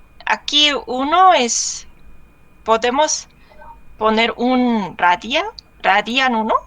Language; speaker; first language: Spanish; non-native, learner; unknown